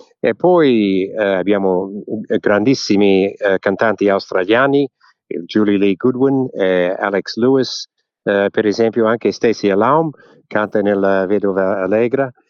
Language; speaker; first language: Italian; early bilingual, heritage; English